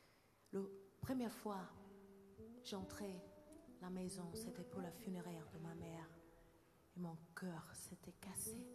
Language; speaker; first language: French; non-native, learner; English